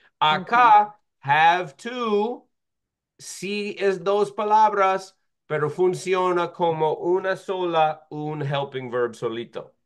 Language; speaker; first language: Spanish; non-native, fluent; English